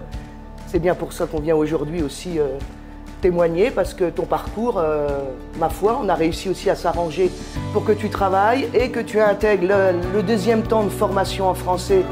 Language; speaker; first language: French; native; French